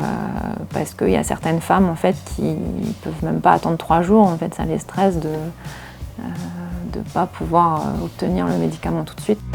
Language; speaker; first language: French; native; French